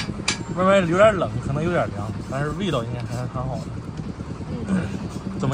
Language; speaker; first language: Chinese; native; Chinese